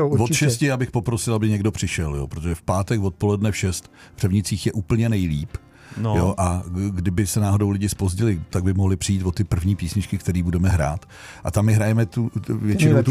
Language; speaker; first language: Czech; native; Czech